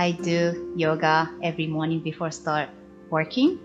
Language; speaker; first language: English; non-native, learner; Japanese